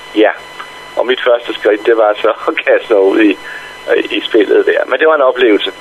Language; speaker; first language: Danish; native; Danish